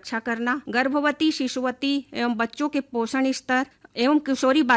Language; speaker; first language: Hindi; native; Hindi